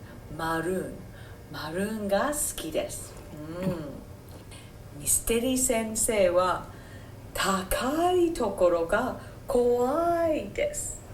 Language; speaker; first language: Japanese; non-native, fluent; English